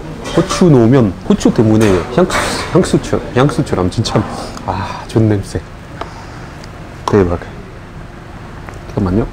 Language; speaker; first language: Korean; non-native, learner; French